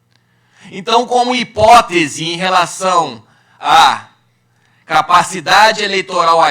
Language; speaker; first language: Portuguese; native; Portuguese